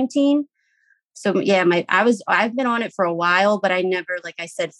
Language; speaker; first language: English; native; English